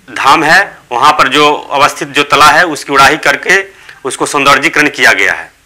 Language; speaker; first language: Hindi; native; Hindi